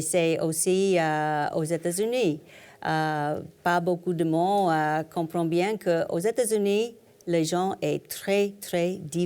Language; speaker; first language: French; non-native, learner; English